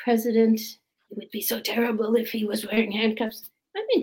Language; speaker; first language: English; native; English